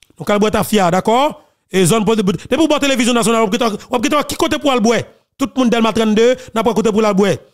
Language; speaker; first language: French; non-native, local second language; Haitian Creole